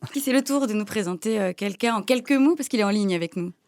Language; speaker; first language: French; native; French